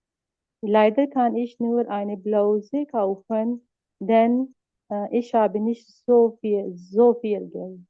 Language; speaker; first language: German; non-native, learner; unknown